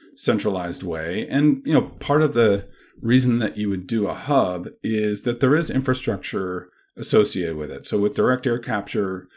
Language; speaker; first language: English; native; English